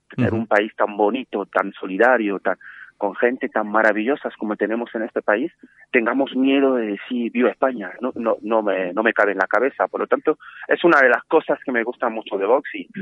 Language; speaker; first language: Spanish; non-native, fluent; French